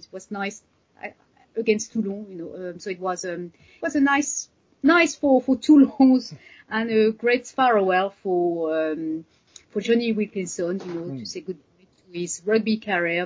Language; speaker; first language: English; non-native, fluent; French